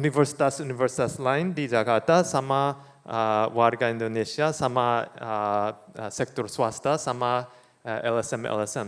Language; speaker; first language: Indonesian; non-native, fluent; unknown